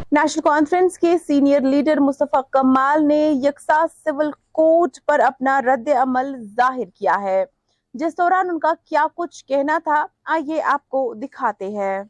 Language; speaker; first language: Urdu; non-native, local second language; Kashmiri